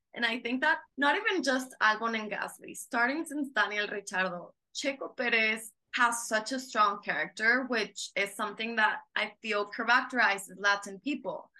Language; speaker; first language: English; non-native, fluent; Spanish